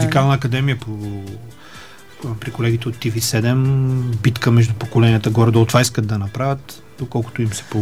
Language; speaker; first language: Bulgarian; native; Bulgarian